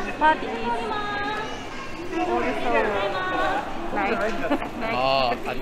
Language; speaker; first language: English; non-native, learner; Japanese